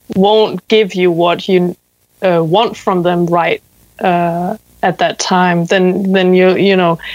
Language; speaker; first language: English; non-native, fluent; Danish